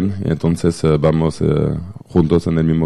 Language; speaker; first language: Spanish; non-native, fluent; French